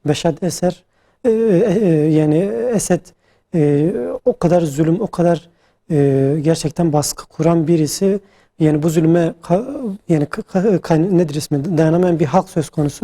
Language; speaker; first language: Turkish; native; Turkish